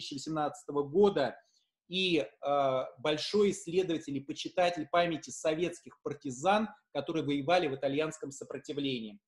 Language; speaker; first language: Russian; native; Russian